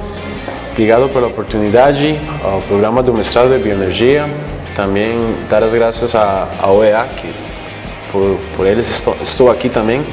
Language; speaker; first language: Portuguese; non-native, fluent; Spanish